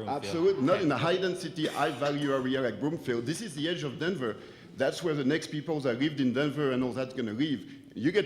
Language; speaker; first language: English; non-native, fluent; French